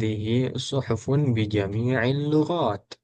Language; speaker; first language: Arabic; non-native, fluent; Indonesian